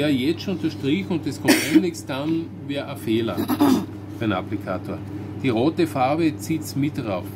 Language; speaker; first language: German; native; German